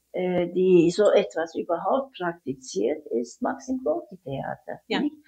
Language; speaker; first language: German; early bilingual, other home language; Turkish